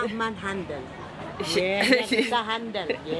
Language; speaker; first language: German; non-native, learner; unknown